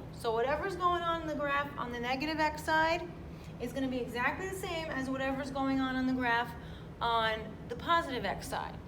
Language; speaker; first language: English; native; English